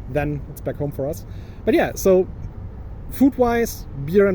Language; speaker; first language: English; non-native, fluent; German